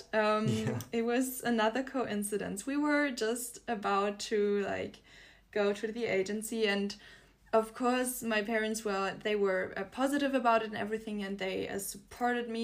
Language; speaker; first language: English; non-native, fluent; German